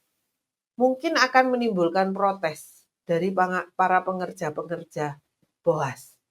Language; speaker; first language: Indonesian; native; Indonesian